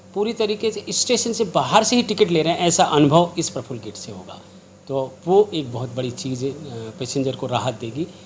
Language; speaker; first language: Hindi; native; Hindi